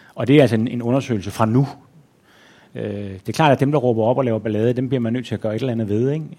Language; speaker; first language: Danish; native; Danish